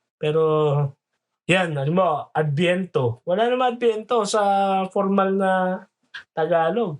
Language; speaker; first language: Filipino; native; Filipino